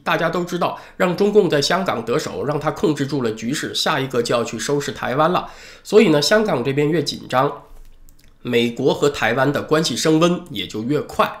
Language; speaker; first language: Chinese; native; Chinese